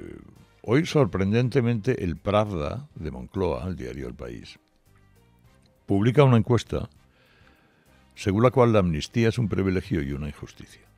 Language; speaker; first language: Spanish; native; Spanish